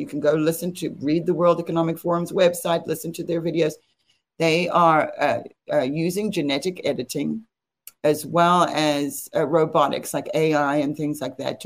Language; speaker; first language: English; native; English